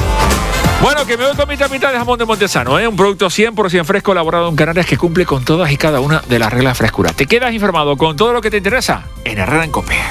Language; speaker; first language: Spanish; native; Spanish